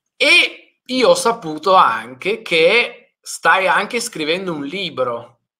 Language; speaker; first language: Italian; native; Italian